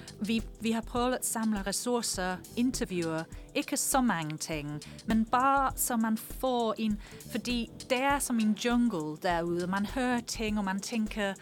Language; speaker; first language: Danish; non-native, fluent; English